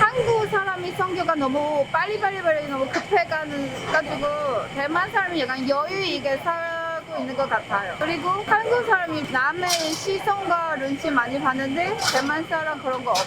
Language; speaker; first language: Korean; non-native, fluent; Chinese